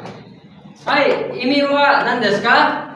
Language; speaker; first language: Japanese; non-native, fluent; Indonesian